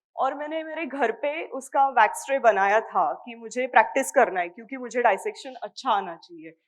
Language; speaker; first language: Hindi; non-native, local second language; Marathi